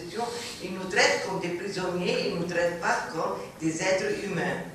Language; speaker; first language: French; non-native, fluent; Arabic